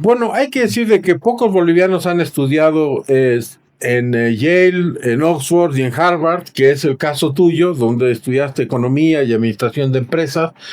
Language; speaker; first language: Spanish; native; Spanish